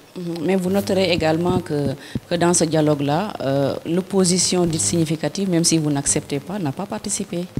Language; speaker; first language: French; non-native, local second language; Wolof